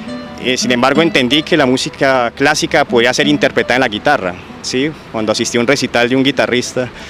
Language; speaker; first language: Spanish; native; Spanish